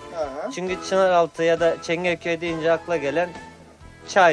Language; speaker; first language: Turkish; native; Turkish